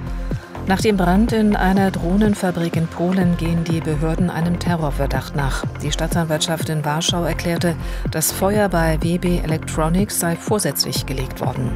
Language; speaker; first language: German; native; German